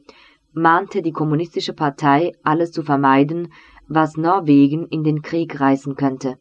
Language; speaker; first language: German; native; German